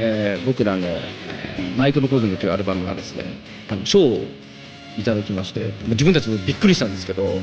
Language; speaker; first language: Japanese; native; Japanese